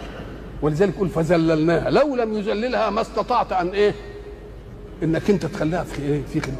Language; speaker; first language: Arabic; native; Arabic